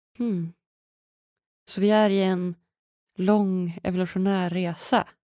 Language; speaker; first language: Swedish; native; Swedish